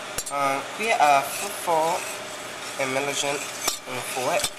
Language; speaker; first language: French; non-native, learner; Spanish